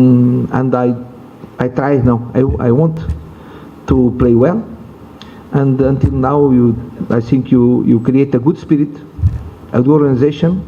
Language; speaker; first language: English; non-native, learner; Portuguese